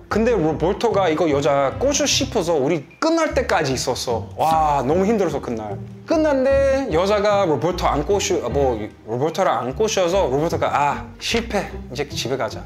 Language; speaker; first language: Korean; non-native, fluent; English